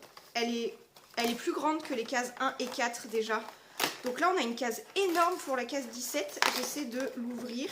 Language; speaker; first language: French; native; French